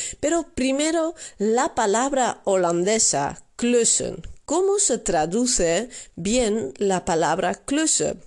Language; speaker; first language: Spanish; non-native, learner; Dutch